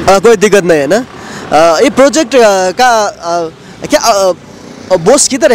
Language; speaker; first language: Hindi; non-native, local second language; Nepali